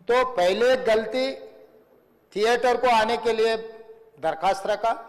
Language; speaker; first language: Hindi; non-native, local second language; Telugu